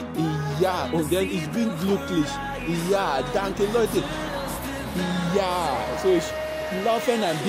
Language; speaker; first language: German; non-native, learner; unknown